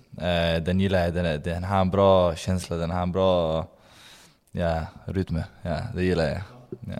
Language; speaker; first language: Swedish; non-native, learner; Danish